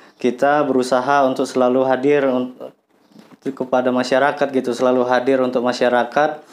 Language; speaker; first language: Indonesian; native; Indonesian